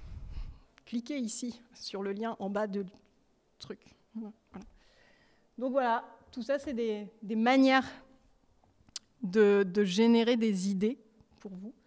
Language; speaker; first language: French; native; French